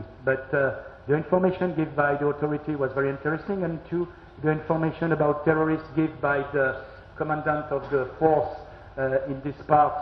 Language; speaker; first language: English; non-native, learner; French